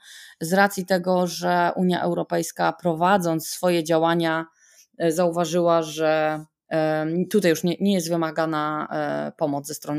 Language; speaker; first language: Polish; native; Polish